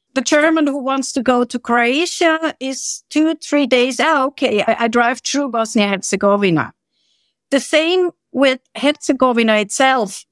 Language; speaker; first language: English; non-native, fluent; German